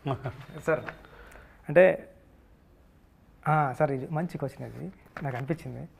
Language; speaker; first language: Telugu; native; Telugu